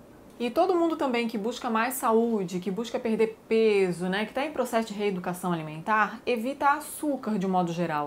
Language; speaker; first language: Portuguese; native; Portuguese